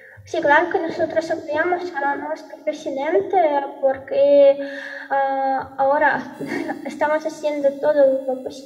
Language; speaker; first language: Spanish; non-native, fluent; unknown